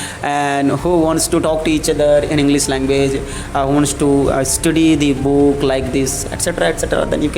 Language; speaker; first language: English; non-native, local second language; Hindi